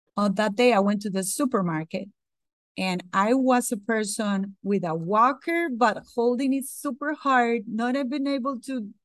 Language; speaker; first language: English; non-native, fluent; Spanish